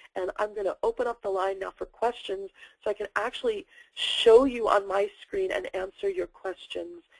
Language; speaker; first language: English; native; English